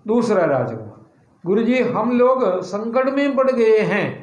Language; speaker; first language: Hindi; non-native, local second language; Malayalam